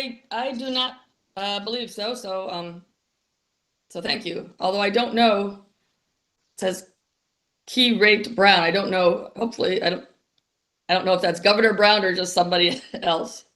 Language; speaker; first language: English; native; English